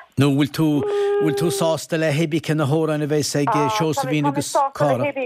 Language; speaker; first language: Irish; native; Irish